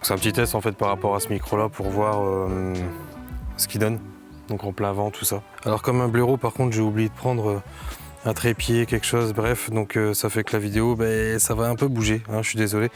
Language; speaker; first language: French; native; French